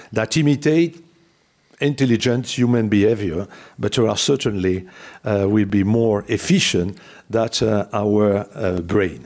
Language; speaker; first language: English; non-native, fluent; French